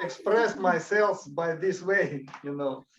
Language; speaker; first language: English; non-native, learner; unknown